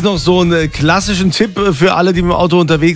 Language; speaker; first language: German; native; German